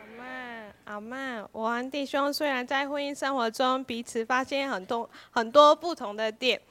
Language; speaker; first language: Chinese; non-native, fluent; Korean